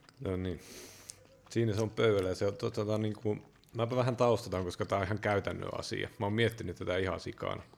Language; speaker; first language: Finnish; native; Finnish